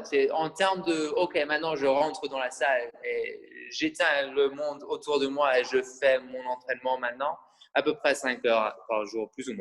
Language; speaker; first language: French; non-native, fluent; English